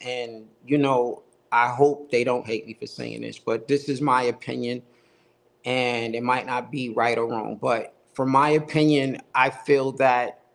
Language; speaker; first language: English; native; English